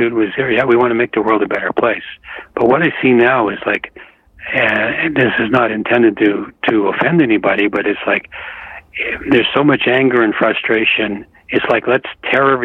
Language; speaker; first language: English; native; English